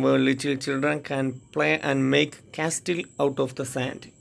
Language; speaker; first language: English; non-native, local second language; Malayalam